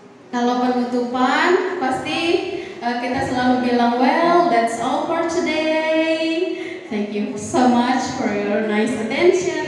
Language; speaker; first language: English; non-native, fluent; Indonesian